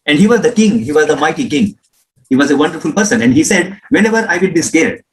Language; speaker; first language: English; non-native, local second language; Hindi